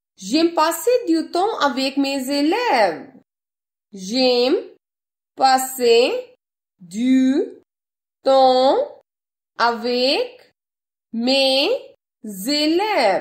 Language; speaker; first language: French; non-native, fluent; Hindi